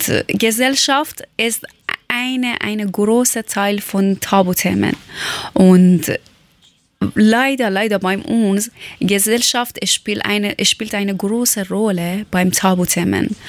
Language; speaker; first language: German; non-native, learner; Persian